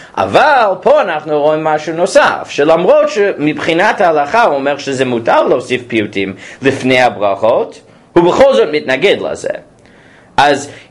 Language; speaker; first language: Hebrew; non-native, fluent; English